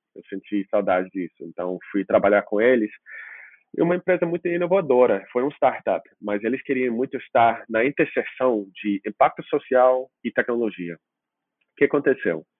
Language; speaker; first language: Portuguese; non-native, fluent; English